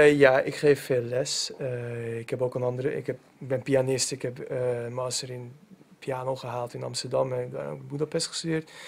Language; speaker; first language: Dutch; non-native, fluent; Hungarian